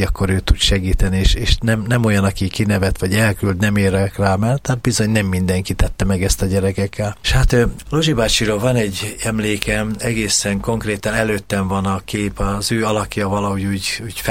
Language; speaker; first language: Hungarian; native; Hungarian